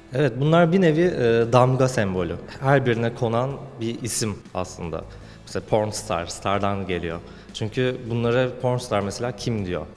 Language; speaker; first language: Turkish; native; Turkish